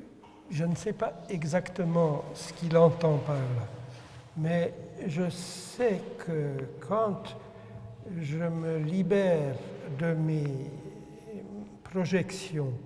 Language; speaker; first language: French; non-native, fluent; Hungarian